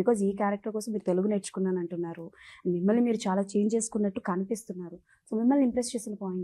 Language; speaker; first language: Telugu; native; Telugu